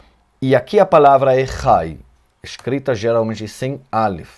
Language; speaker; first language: Portuguese; non-native, fluent; Hebrew